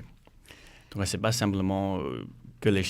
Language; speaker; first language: French; non-native, learner; Chinese